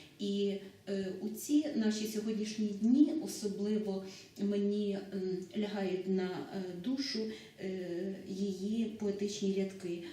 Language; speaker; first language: Ukrainian; native; Ukrainian